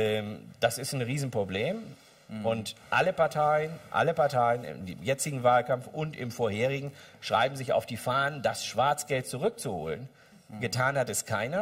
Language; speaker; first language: German; native; German